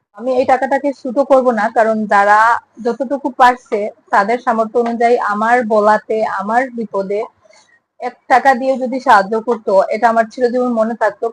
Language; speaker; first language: Bangla; native; Bangla